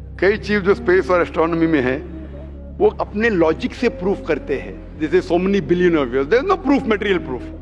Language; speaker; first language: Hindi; non-native, local second language; Konkani